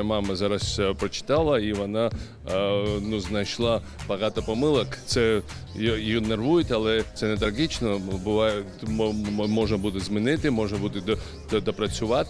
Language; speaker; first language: Ukrainian; non-native, learner; Georgian